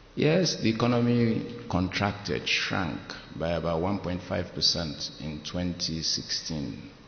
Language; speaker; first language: English; non-native, local second language; Yoruba